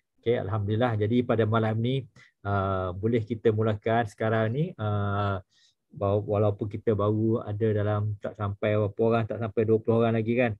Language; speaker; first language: Malay; native; Malay